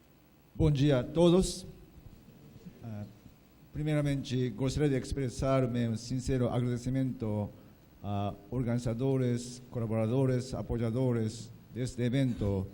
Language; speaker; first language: Portuguese; non-native, fluent; Japanese